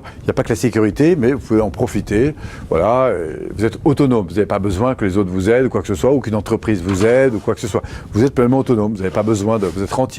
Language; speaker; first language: French; native; French